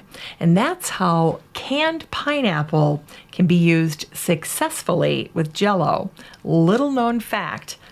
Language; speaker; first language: English; native; English